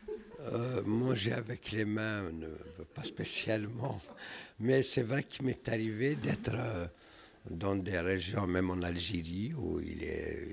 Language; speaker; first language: French; non-native, local second language; Kabyle